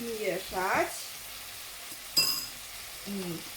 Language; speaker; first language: Polish; non-native, learner; Chinese